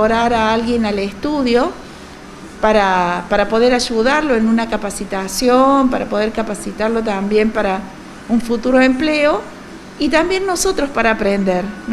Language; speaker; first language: Spanish; native; Spanish